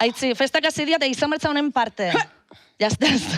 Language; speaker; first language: Basque; native; Basque